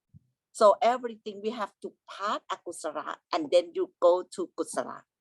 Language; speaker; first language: English; non-native, learner; Thai